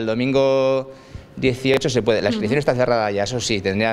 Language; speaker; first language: Spanish; native; Spanish